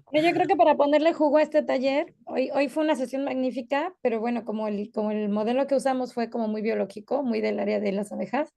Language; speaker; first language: Spanish; native; Spanish